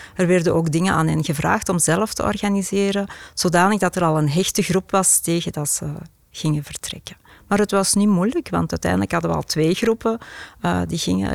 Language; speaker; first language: Dutch; native; Dutch